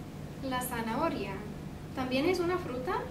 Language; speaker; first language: Spanish; non-native, fluent; English